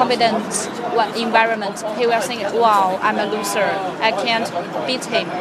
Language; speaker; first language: English; non-native, fluent; Chinese